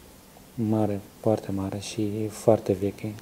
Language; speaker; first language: Romanian; non-native, learner; Arabic